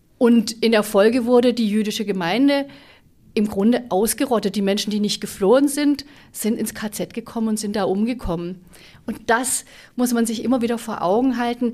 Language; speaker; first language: German; native; German